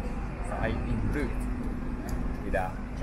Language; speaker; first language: English; non-native, learner; Japanese